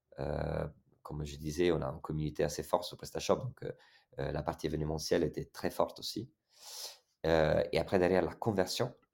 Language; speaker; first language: French; non-native, fluent; Italian